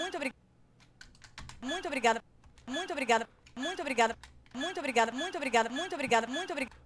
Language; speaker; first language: Portuguese; native; Portuguese